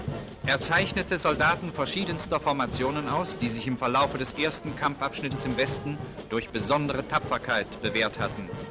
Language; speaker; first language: German; native; German